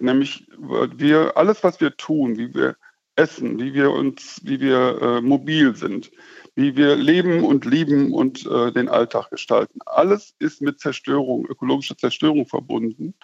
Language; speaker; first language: German; native; German